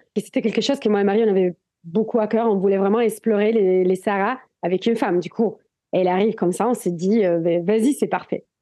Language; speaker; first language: French; non-native, fluent; Italian